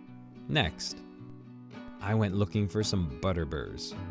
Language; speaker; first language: English; native; English